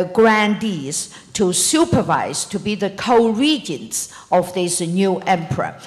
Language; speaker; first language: English; non-native, fluent; Chinese